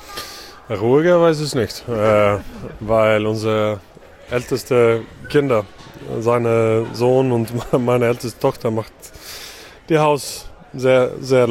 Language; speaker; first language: German; non-native, learner; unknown